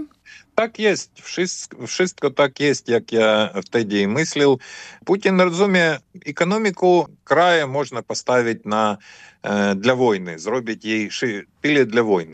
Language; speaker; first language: Ukrainian; early bilingual, heritage; Ukrainian